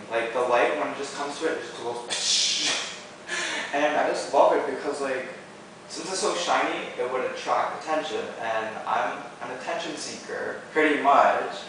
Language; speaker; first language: English; native; English